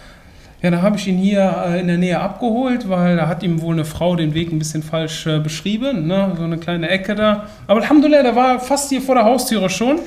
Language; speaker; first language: German; native; German